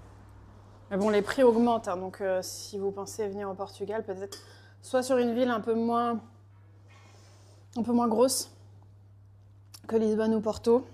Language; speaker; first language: French; native; French